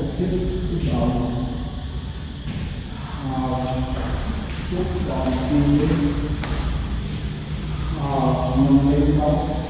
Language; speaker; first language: Vietnamese; non-native, learner; Hindi